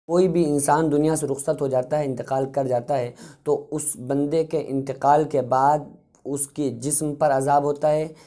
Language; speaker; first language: Urdu; native; Urdu